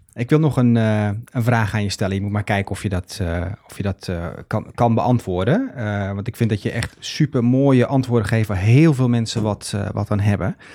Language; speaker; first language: Dutch; native; Dutch